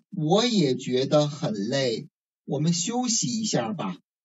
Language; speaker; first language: Chinese; native; Chinese